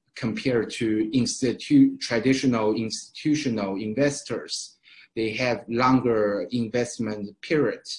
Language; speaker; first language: English; non-native, fluent; Chinese